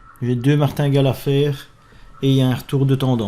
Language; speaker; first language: French; native; French